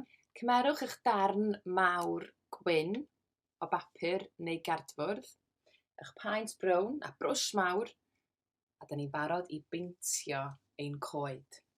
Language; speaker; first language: Welsh; native; Welsh